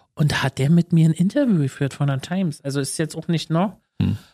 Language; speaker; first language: German; native; German